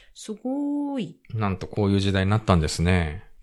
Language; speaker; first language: Japanese; native; Japanese